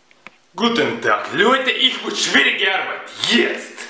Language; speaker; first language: German; non-native, learner; Russian